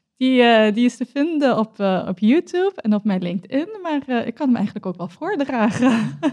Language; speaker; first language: Dutch; early bilingual, other home language; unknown